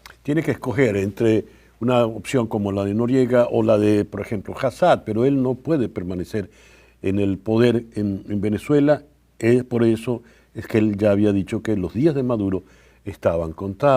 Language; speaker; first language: Spanish; native; Spanish